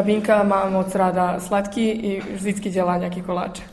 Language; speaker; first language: Czech; early bilingual, heritage; Serbian